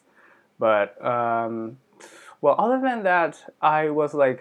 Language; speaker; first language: English; early bilingual, other home language; Japanese